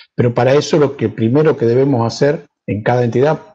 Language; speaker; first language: Spanish; native; Spanish